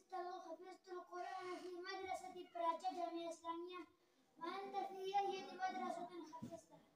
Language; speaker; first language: Arabic; non-native, learner; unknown